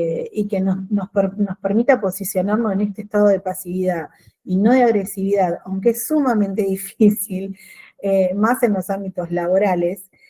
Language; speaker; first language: Spanish; native; Spanish